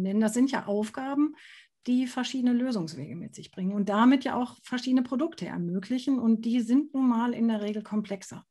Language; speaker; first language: German; native; German